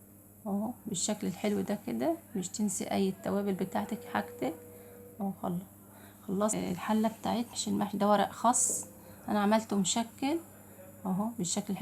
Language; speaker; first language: Arabic; native; Arabic